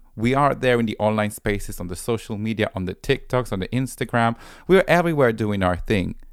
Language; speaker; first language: English; non-native, fluent; Italian